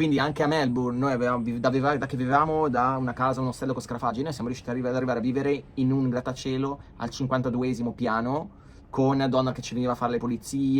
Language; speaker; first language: Italian; native; Italian